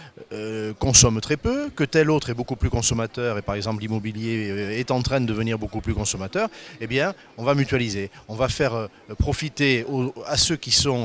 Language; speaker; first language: French; native; French